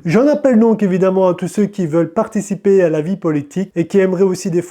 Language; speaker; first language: French; native; French